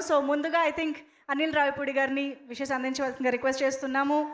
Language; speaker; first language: Telugu; native; Telugu